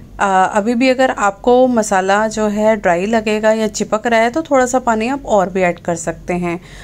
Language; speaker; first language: Hindi; non-native, local second language; Punjabi